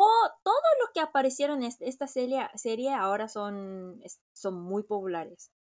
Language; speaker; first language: Spanish; non-native, fluent; Korean